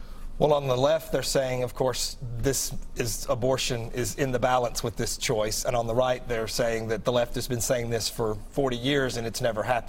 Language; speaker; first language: English; native; English